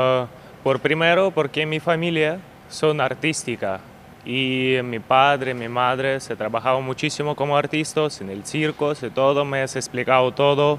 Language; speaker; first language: Spanish; non-native, learner; Ukrainian